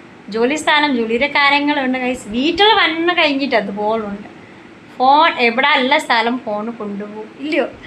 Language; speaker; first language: Malayalam; non-native, fluent; Hindi